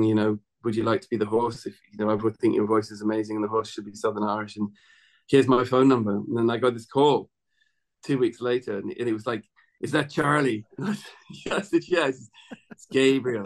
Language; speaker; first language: English; native; English